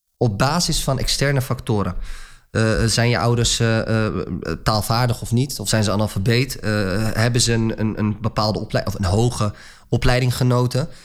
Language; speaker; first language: Dutch; early bilingual, other home language; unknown